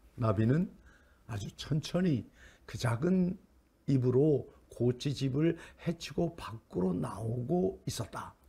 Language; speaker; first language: Korean; native; Korean